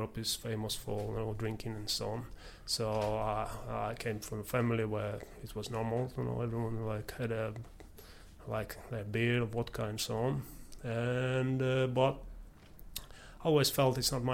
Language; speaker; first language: English; non-native, fluent; Latvian